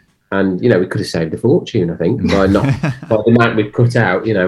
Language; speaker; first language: English; native; English